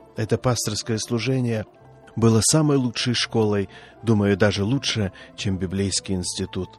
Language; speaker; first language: Russian; non-native, fluent; Swedish